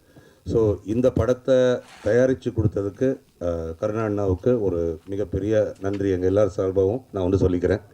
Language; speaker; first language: Tamil; native; Tamil